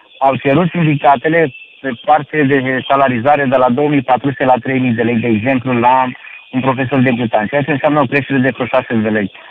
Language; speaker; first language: Romanian; native; Romanian